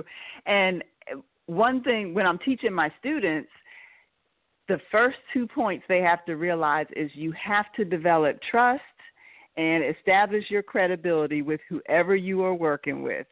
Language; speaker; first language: English; native; English